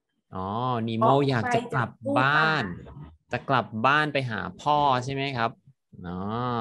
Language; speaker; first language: Thai; native; Thai